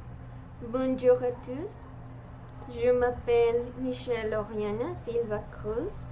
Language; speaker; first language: French; non-native, learner; Spanish